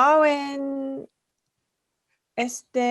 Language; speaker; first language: Spanish; non-native, learner; English